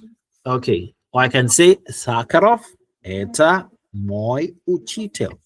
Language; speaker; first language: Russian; non-native, learner; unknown